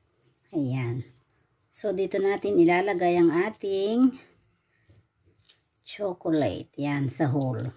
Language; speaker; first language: Filipino; native; Filipino